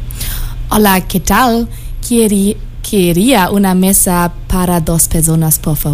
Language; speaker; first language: Spanish; non-native, learner; German